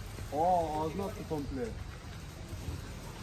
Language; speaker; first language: German; early bilingual, other home language; Turkish